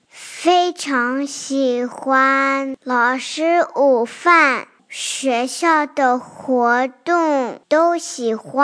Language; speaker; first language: Chinese; early bilingual, heritage; Chinese